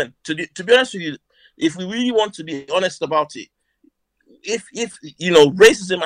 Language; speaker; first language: English; non-native, local second language; Hausa